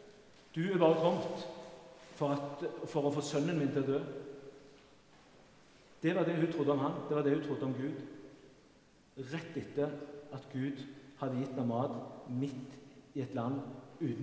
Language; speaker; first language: Norwegian; native; Norwegian